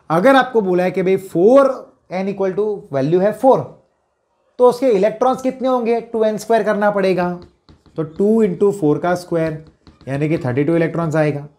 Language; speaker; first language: Hindi; non-native, local second language; Gujarati